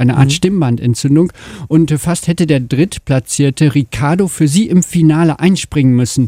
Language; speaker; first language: German; native; German